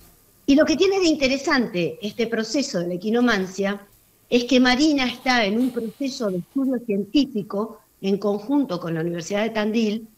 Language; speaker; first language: Spanish; native; Spanish